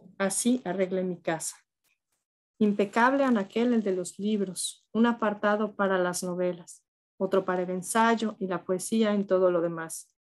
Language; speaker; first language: Spanish; native; Spanish